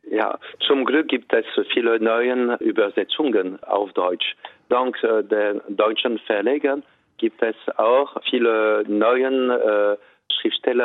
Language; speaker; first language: German; non-native, fluent; French